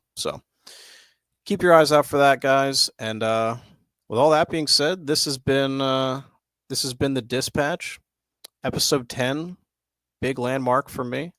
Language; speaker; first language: English; native; English